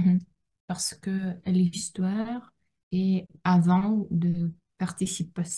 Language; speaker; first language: French; non-native, learner; Russian